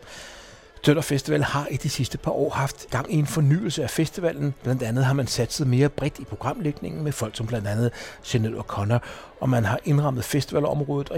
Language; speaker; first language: Danish; native; Danish